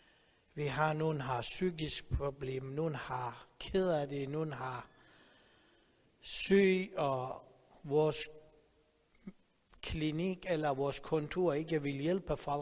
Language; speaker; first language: Danish; non-native, learner; Persian